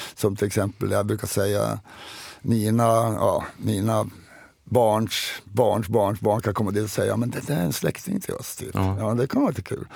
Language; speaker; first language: Swedish; native; Swedish